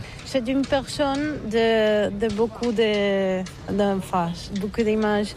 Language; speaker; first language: French; non-native, learner; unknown